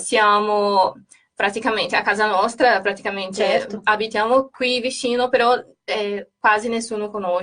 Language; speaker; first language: Italian; non-native, fluent; Portuguese